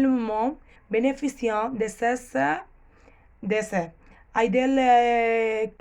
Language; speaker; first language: French; non-native, learner; Spanish